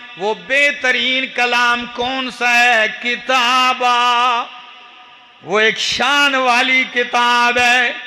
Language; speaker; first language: Urdu; non-native, local second language; Punjabi